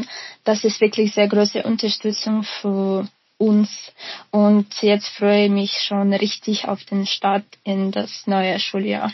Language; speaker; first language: German; non-native, fluent; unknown